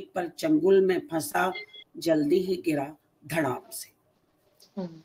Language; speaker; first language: Hindi; native; Hindi